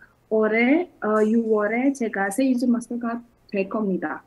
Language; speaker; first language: Korean; non-native, fluent; Indonesian